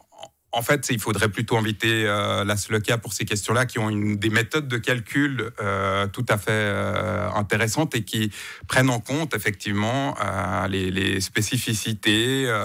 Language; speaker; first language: French; native; French